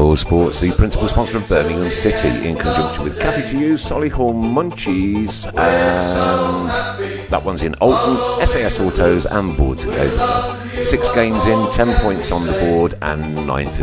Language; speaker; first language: English; native; English